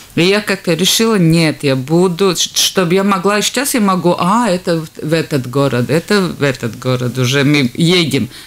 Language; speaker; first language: Russian; non-native, local second language; Latvian